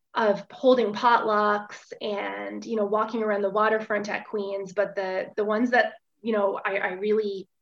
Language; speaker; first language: English; native; English